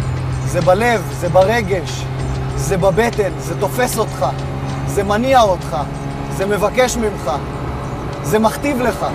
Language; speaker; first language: Hebrew; native; Hebrew